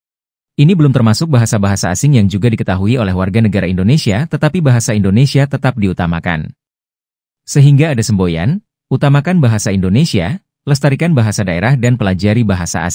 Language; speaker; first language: Indonesian; native; Indonesian